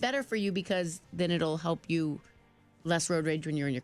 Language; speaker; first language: English; native; English